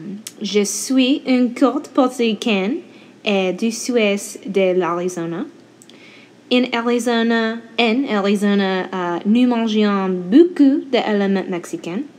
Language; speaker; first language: French; non-native, learner; English